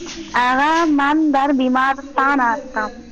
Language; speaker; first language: Persian; non-native, learner; Urdu